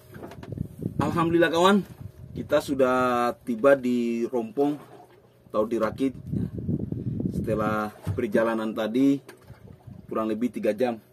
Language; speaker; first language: Indonesian; native; Indonesian